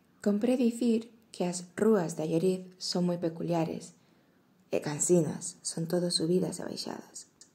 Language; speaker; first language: Galician; non-native, local second language; Spanish